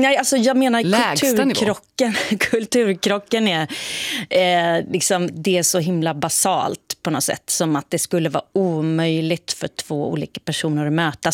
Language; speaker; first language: Swedish; native; Swedish